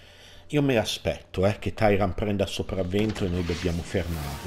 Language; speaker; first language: Italian; native; Italian